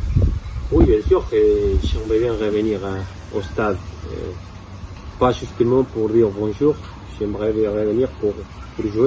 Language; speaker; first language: French; non-native, fluent; Spanish